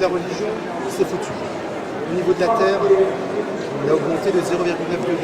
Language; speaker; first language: French; native; French